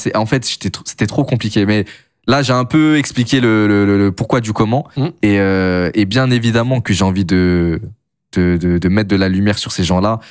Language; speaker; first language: French; native; French